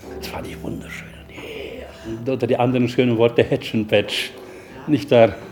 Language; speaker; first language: German; native; German